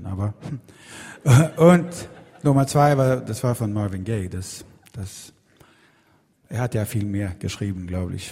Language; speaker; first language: German; non-native, learner; Swedish